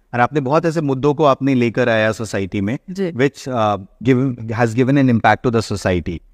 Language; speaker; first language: Hindi; native; Hindi